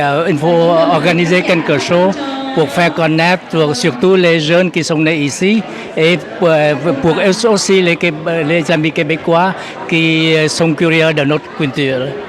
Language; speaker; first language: French; non-native, fluent; Vietnamese